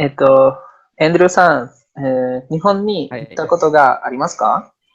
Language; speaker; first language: Japanese; non-native, learner; Italian